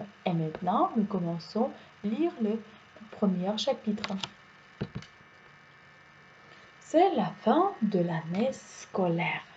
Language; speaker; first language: French; non-native, fluent; Uzbek